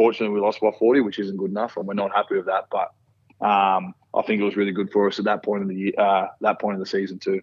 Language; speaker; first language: English; native; English